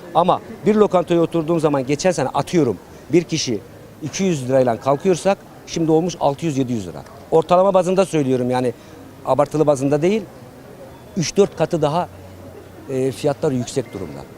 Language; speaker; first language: Turkish; native; Turkish